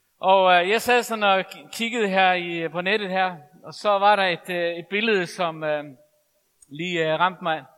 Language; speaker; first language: Danish; non-native, local second language; Faroese